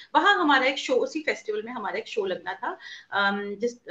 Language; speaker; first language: Hindi; native; Hindi